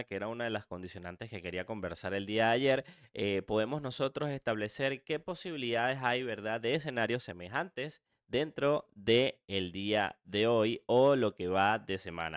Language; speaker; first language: Spanish; native; Spanish